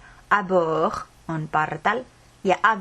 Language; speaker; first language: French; non-native, fluent; Estonian